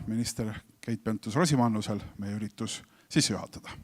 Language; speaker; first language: Estonian; native; Estonian